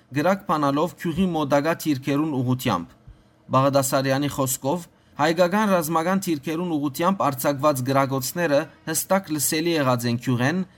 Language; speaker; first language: Armenian; early bilingual, heritage; Armenian